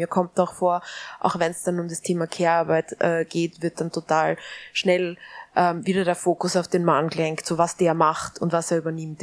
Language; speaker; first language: German; native; German